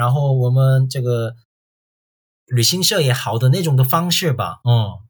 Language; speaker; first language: Chinese; non-native, fluent; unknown